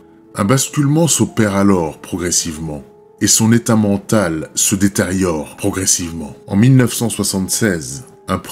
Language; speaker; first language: French; native; French